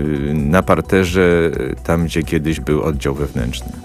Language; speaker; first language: Polish; native; Polish